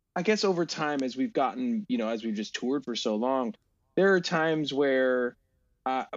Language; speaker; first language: English; native; English